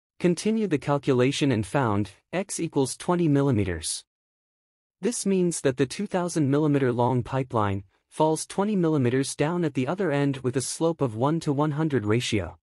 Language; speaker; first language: English; non-native, learner; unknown